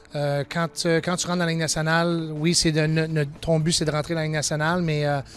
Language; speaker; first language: French; native; French